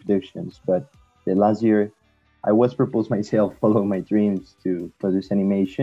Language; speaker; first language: English; non-native, learner; Spanish